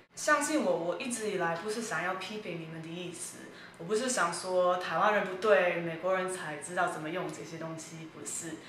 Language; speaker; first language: Chinese; early bilingual, heritage; Chinese